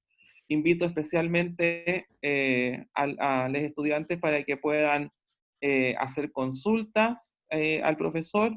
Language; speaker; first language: Spanish; native; Spanish